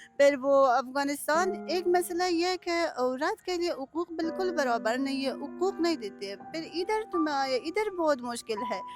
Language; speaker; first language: Urdu; non-native, learner; Persian